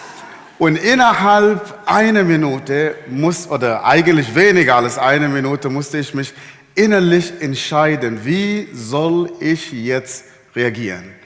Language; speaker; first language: German; non-native, fluent; Arabic